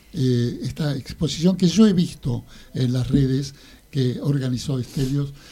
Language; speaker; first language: Spanish; native; Spanish